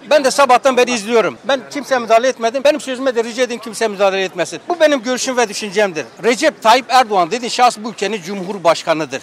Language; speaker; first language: Turkish; native; Turkish